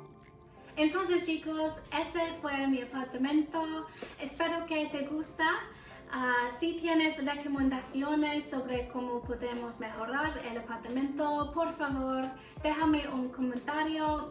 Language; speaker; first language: Spanish; non-native, learner; English